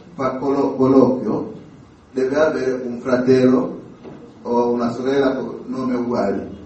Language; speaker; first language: Italian; non-native, learner; Swahili